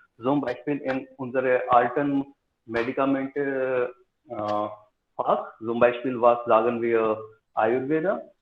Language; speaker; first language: German; non-native, learner; Hindi